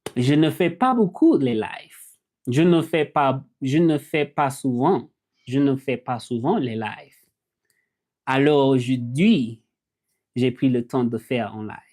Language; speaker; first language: French; non-native, learner; English